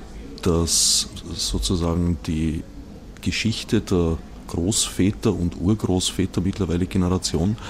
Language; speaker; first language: German; native; German